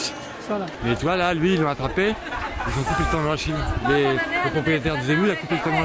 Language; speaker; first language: French; native; French